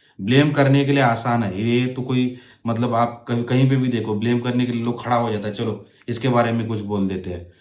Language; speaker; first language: Hindi; non-native, local second language; Marathi